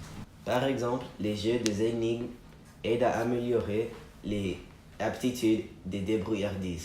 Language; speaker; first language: French; non-native, learner; English